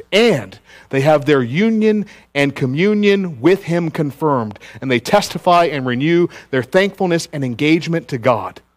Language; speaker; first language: English; native; English